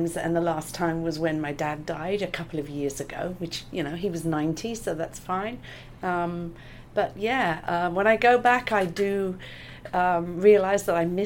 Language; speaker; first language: English; native; English